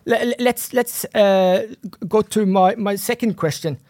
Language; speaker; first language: English; non-native, fluent; Norwegian